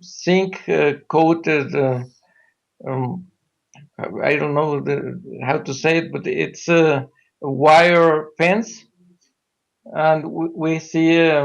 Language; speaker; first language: English; non-native, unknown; Spanish